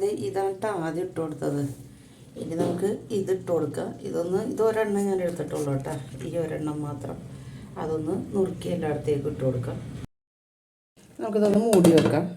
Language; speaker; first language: Malayalam; native; Malayalam